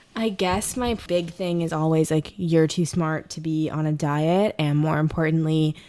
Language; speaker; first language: English; native; English